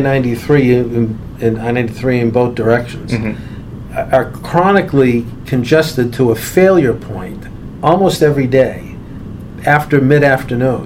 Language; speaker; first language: English; native; English